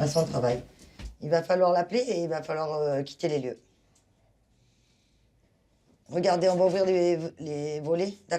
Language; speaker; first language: French; native; French